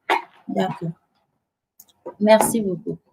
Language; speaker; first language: French; non-native, local second language; Bambara